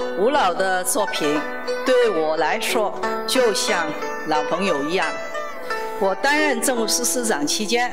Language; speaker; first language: Chinese; non-native, local second language; Cantonese